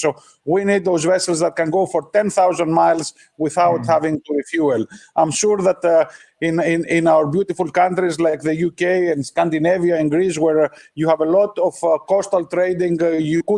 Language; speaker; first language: English; non-native, fluent; Greek